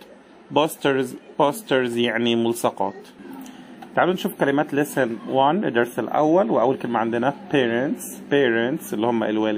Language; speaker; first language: Arabic; native; Arabic